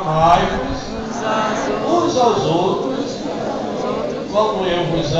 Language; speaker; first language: Portuguese; native; Portuguese